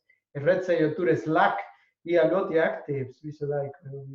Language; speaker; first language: Latvian; non-native, fluent; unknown